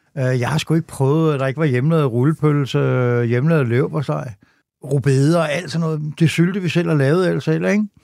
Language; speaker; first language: Danish; native; Danish